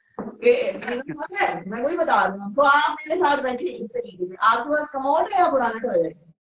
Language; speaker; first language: Urdu; native; Urdu